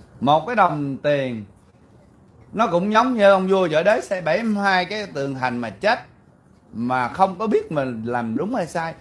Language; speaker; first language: Vietnamese; early bilingual, heritage; Vietnamese